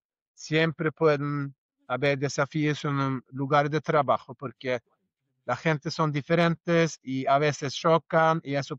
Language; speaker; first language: Spanish; non-native, fluent; Norwegian